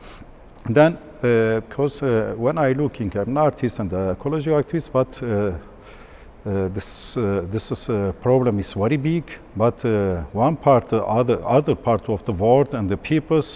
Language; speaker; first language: English; non-native, learner; Turkish